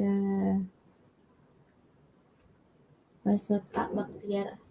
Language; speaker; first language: Indonesian; native; Indonesian